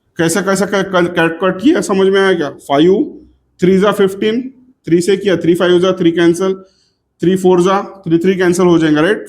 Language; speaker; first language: Hindi; non-native, local second language; Marathi